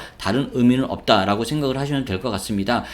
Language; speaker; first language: Korean; native; Korean